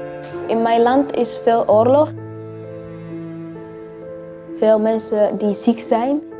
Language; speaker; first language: Dutch; early bilingual, other home language; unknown